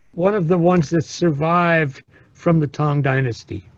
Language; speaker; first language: English; native; English